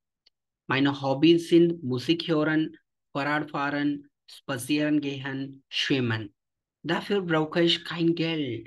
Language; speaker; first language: German; non-native, learner; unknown